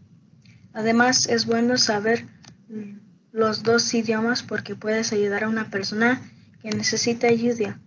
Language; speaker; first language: Spanish; early bilingual, heritage; Spanish